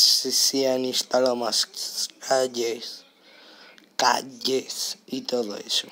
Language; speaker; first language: Spanish; native; Spanish